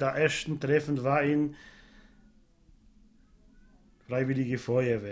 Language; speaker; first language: German; non-native, local second language; Polish